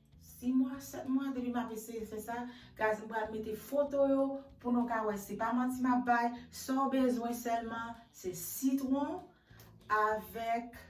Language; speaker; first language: French; non-native, learner; Haitian Creole